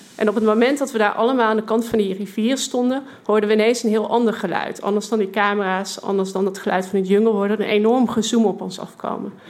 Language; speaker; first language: Dutch; native; Dutch